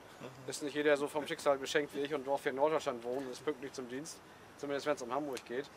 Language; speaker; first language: German; native; German